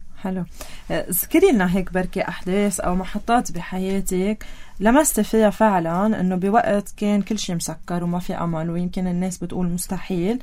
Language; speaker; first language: Arabic; native; Arabic